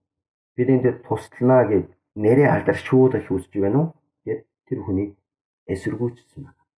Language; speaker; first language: Mongolian; non-native, fluent; Korean